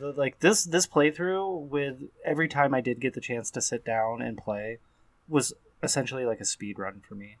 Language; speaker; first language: English; native; English